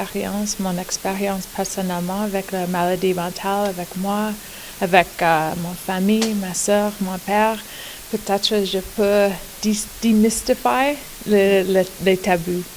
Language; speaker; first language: French; non-native, learner; English